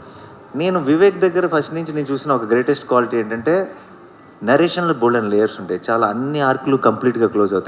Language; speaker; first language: Telugu; native; Telugu